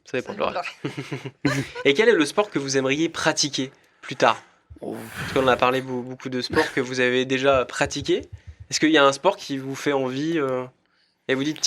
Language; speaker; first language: French; native; French